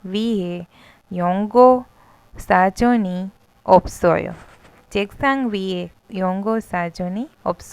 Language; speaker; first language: Korean; non-native, fluent; Hindi